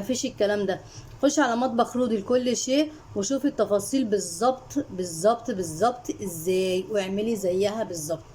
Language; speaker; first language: Arabic; native; Arabic